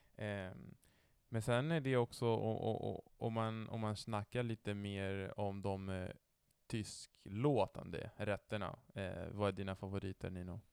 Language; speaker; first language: Swedish; non-native, fluent; Italian